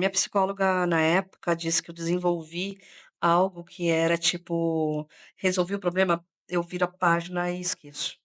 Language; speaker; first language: Portuguese; native; Portuguese